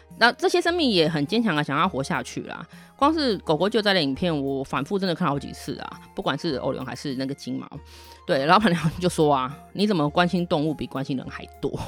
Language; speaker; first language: Chinese; native; Chinese